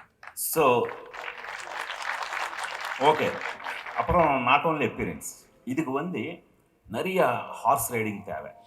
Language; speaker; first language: Tamil; non-native, local second language; Telugu